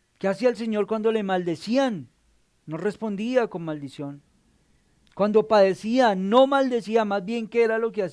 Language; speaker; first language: Spanish; native; Spanish